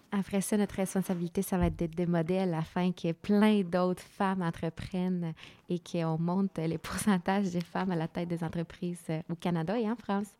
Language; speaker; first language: French; non-native, fluent; Spanish